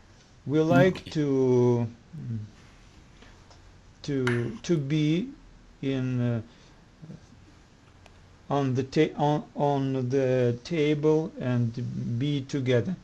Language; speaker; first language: English; non-native, learner; Russian